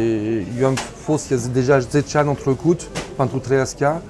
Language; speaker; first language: Romanian; non-native, learner; French